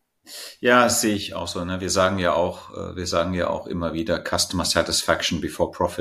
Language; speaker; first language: German; native; German